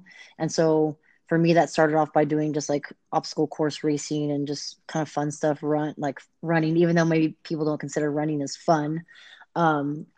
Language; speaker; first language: English; native; English